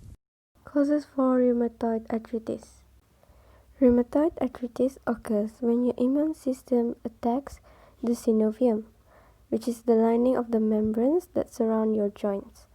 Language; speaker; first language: English; non-native, local second language; Malay